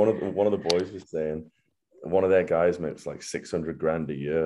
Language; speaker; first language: English; native; English